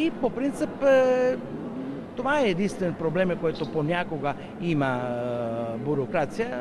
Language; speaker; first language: Bulgarian; non-native, fluent; Italian